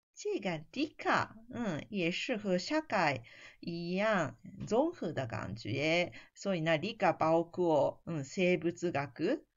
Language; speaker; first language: Chinese; non-native, fluent; Japanese